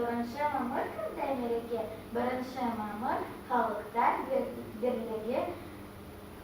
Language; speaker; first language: Kazakh; non-native, local second language; Russian